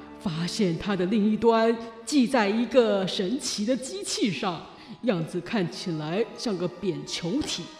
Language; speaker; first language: Chinese; native; Chinese